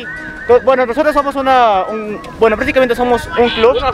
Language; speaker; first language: Spanish; native; Spanish